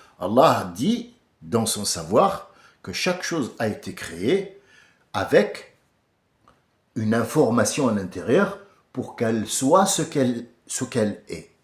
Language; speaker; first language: French; early bilingual, other home language; Arabic